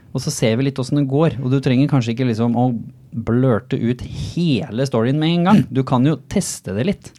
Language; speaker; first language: Norwegian; native; Norwegian